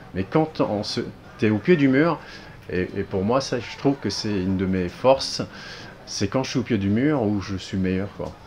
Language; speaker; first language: French; early bilingual, other home language; Arabic